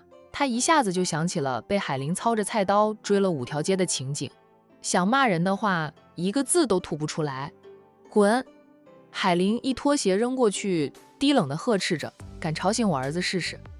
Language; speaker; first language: Chinese; native; Chinese